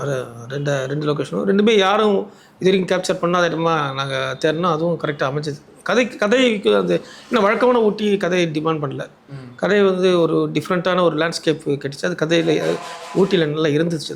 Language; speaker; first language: Tamil; native; Tamil